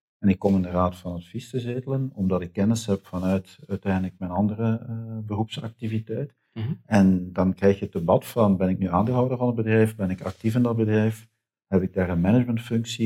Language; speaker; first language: Dutch; native; Dutch